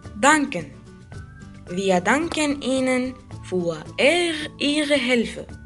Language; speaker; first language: German; non-native, fluent; Arabic